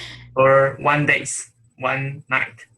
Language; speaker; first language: English; non-native, learner; Chinese